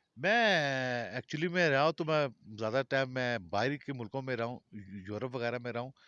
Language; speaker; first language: Urdu; non-native, local second language; Balti